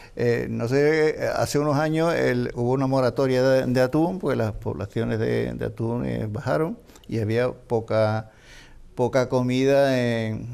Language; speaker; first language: Spanish; native; Spanish